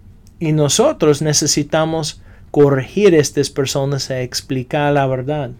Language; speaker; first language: Spanish; non-native, fluent; English